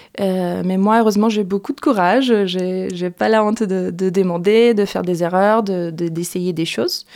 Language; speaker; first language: French; non-native, fluent; Portuguese